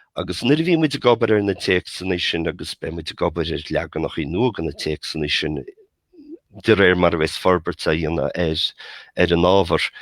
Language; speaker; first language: Irish; native; Irish